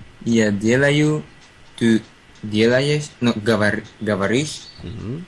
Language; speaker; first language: Russian; non-native, learner; Spanish